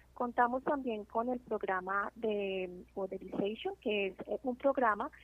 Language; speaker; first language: Spanish; native; Spanish